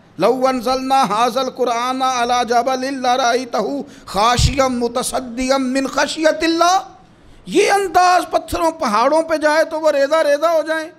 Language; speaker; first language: Urdu; non-native, local second language; Punjabi